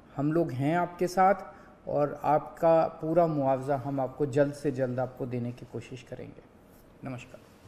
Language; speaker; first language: Hindi; native; Hindi